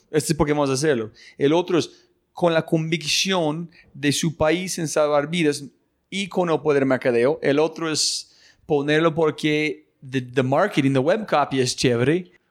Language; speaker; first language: Spanish; non-native, fluent; English